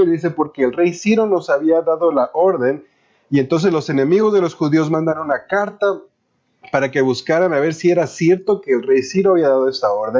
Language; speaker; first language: Spanish; native; Spanish